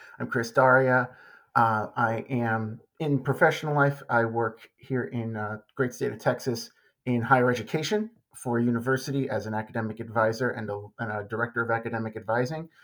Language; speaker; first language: English; native; English